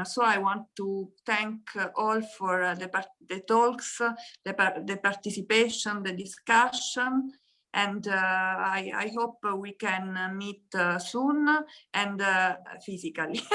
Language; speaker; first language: English; non-native, fluent; Italian